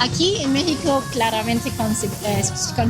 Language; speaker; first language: Spanish; non-native, learner; Chinese